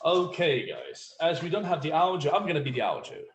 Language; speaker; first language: English; non-native, fluent; Portuguese